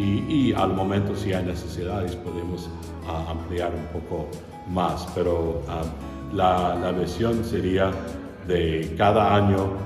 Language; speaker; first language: Spanish; non-native, fluent; English